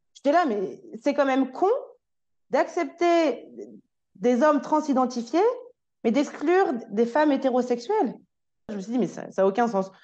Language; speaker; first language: French; native; French